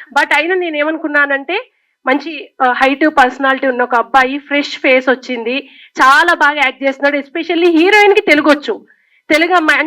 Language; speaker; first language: Telugu; native; Telugu